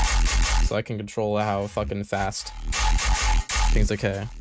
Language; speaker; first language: English; native; English